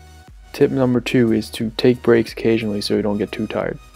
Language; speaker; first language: English; native; English